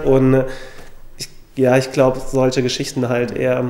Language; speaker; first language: German; native; German